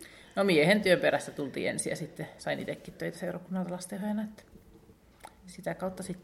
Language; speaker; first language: Finnish; native; Finnish